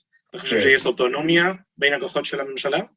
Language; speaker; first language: Hebrew; non-native, fluent; Spanish